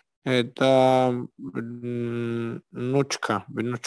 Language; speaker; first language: Russian; non-native, learner; Spanish